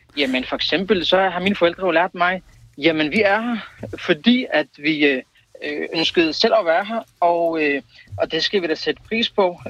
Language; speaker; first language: Danish; early bilingual, other home language; Kurdish